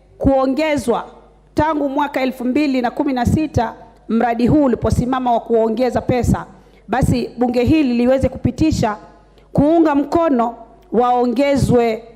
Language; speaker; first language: Swahili; native; Swahili